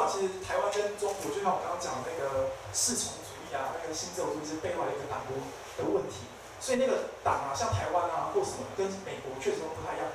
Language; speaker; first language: Chinese; native; Chinese